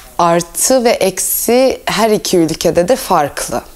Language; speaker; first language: Turkish; early bilingual, heritage; Turkish